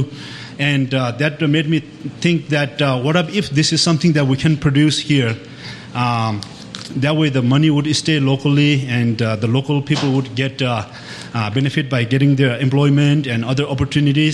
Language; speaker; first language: English; non-native, local second language; Sherpa